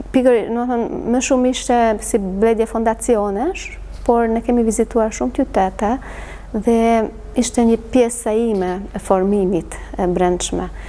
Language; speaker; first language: Albanian; non-native, fluent; Hungarian